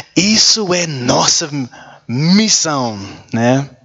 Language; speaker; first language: Portuguese; non-native, learner; English